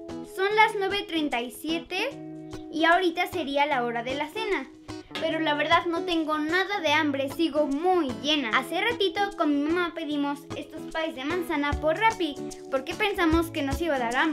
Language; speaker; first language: Spanish; native; Spanish